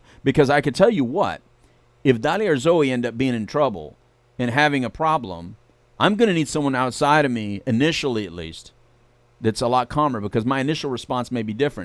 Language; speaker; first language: English; native; English